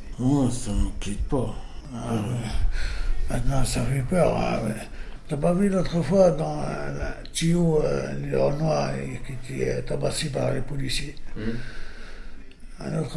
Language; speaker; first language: French; non-native, learner; Arabic